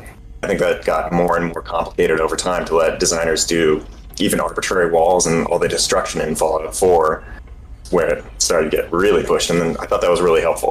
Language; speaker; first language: English; native; English